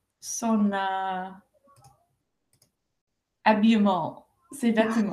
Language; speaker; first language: French; non-native, fluent; English